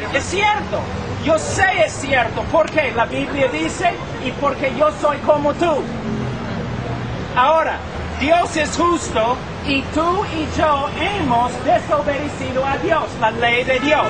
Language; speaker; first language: Spanish; non-native, fluent; English